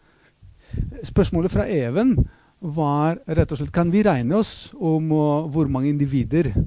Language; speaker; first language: Norwegian; non-native, fluent; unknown